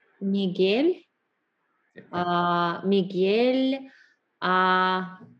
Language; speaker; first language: Spanish; non-native, learner; English